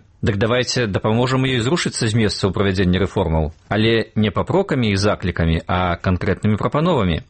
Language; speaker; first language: Belarusian; native; Belarusian